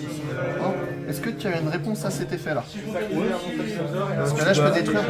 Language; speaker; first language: French; native; French